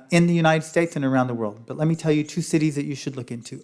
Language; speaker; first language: English; native; English